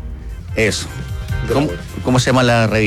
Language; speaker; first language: Spanish; native; Spanish